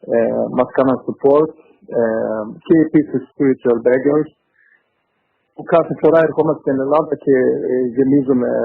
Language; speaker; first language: Greek; early bilingual, heritage; Greek